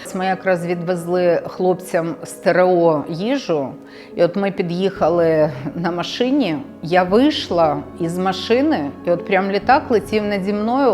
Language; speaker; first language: Ukrainian; native; Ukrainian